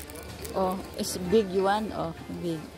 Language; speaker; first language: English; non-native, learner; Filipino